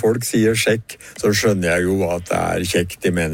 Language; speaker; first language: Norwegian; native; Norwegian